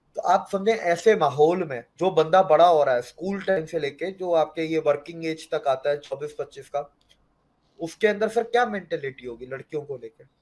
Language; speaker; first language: Hindi; native; Hindi